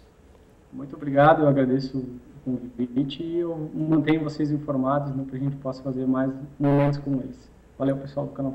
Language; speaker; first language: Portuguese; native; Portuguese